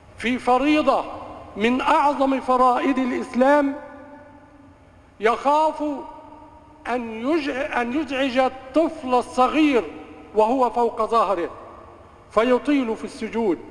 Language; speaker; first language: Arabic; native; Arabic